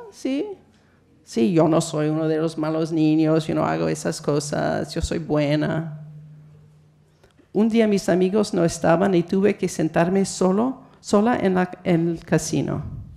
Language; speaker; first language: Spanish; non-native, fluent; English